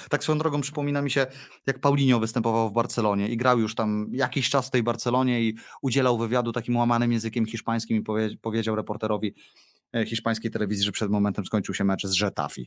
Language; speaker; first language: Polish; native; Polish